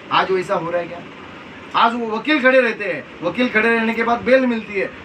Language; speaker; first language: Hindi; non-native, local second language; Marathi